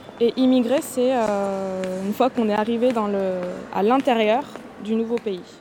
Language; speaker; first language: French; native; French